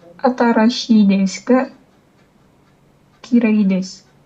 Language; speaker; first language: Japanese; non-native, learner; Indonesian